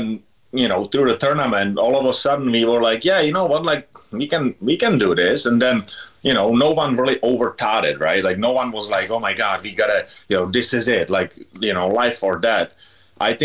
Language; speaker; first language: English; non-native, fluent; Czech